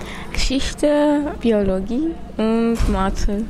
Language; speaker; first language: German; non-native, learner; Armenian